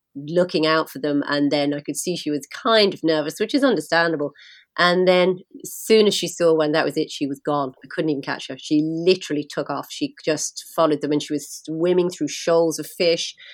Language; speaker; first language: English; native; English